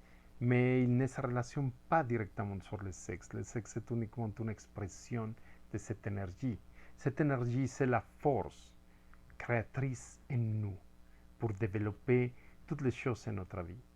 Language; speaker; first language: French; non-native, fluent; Spanish